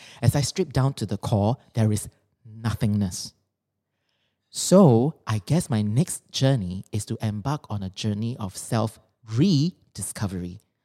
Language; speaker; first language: English; non-native, local second language; Chinese